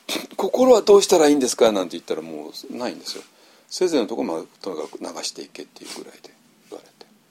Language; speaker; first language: Japanese; native; Japanese